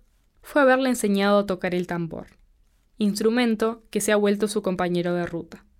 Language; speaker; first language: Spanish; native; Spanish